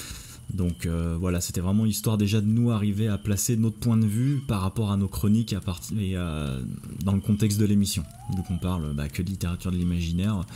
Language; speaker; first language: French; native; French